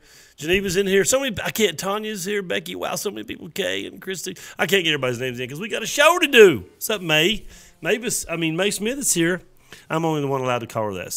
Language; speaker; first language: English; native; English